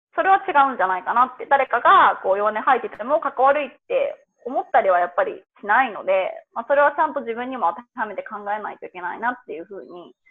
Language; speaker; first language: Japanese; native; Japanese